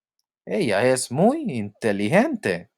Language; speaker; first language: Spanish; non-native, fluent; English